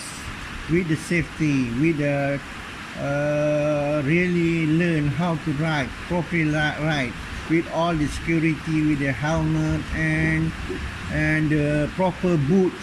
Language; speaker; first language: English; non-native, local second language; Malay